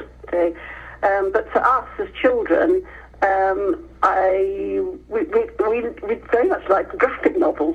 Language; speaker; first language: English; native; English